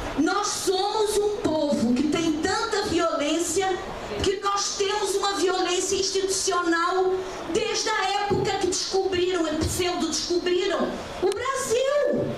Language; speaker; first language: Portuguese; native; Portuguese